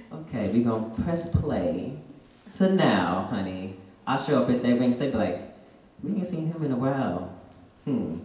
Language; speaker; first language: English; native; English